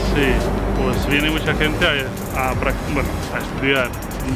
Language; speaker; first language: Spanish; non-native, fluent; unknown